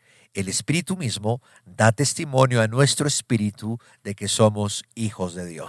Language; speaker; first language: Spanish; native; Spanish